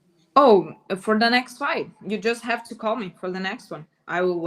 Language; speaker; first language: English; non-native, learner; Portuguese